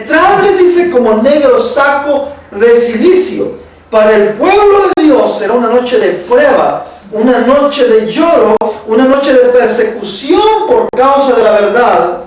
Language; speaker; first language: Spanish; native; Spanish